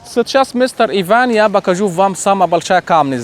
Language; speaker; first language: Russian; non-native, learner; Arabic